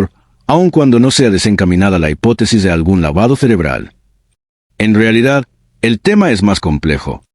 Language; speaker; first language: Spanish; native; Spanish